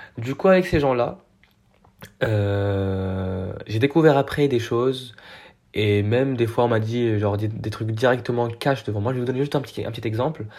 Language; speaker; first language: French; non-native, local second language; Arabic